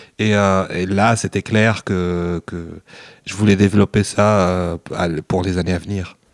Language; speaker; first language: French; non-native, local second language; Arabic